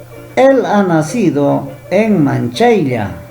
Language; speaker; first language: Spanish; non-native, local second language; Quechua